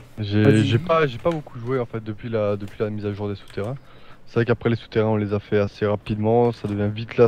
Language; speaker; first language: French; native; French